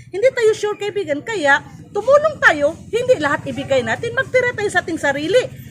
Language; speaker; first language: Filipino; non-native, local second language; Cebuano